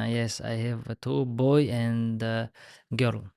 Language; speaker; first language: English; non-native, learner; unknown